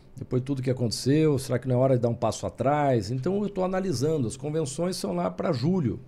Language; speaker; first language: Portuguese; native; Portuguese